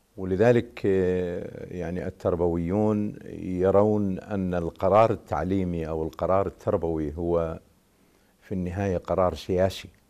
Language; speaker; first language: Arabic; native; Arabic